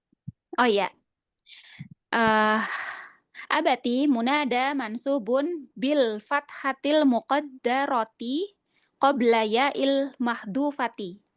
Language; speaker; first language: Arabic; non-native, learner; Indonesian